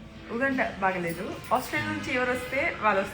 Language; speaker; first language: Telugu; non-native, learner; Gujarati